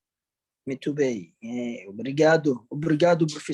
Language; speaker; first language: Portuguese; non-native, learner; Arabic